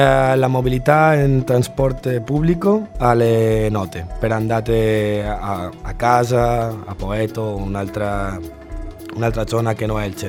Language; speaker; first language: Italian; non-native, learner; Spanish